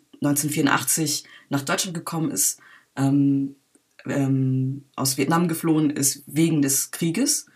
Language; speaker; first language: German; native; German